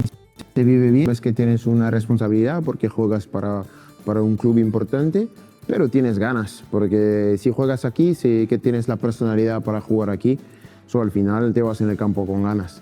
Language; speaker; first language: Spanish; non-native, fluent; French